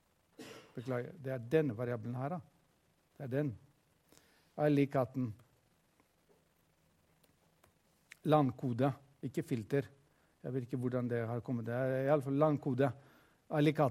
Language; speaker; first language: Norwegian; non-native, fluent; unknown